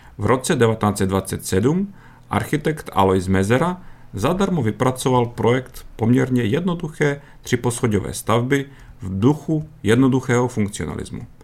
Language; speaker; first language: Czech; early bilingual, heritage; Czech